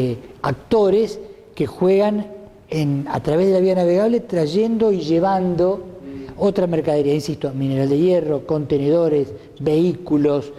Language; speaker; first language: Spanish; native; Spanish